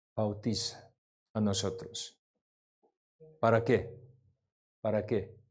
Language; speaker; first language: Spanish; non-native, learner; Korean